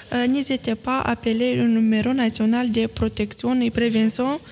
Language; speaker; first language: French; non-native, fluent; Romanian